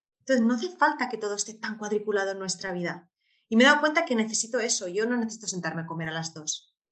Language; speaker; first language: Spanish; native; Spanish